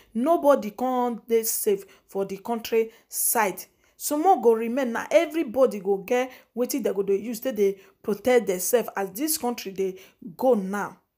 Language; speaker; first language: Nigerian Pidgin; non-native, local second language; Igbo